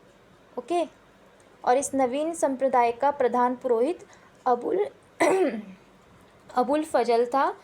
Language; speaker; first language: Hindi; native; Hindi